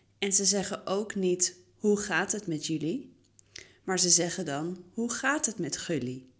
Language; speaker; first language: Dutch; native; Dutch